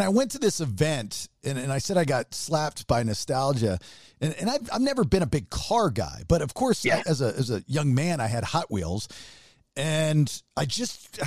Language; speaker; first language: English; native; English